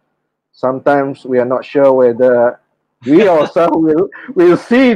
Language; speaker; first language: English; non-native, local second language; Malay